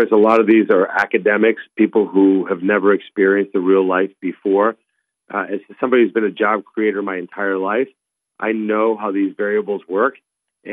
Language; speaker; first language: English; non-native, fluent; Spanish